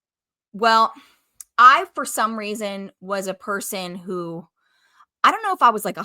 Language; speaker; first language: English; native; English